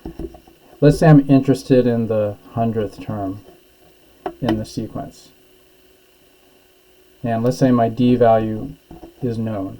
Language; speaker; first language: English; native; English